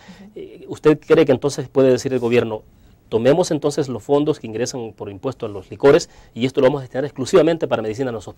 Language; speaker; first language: Spanish; native; Spanish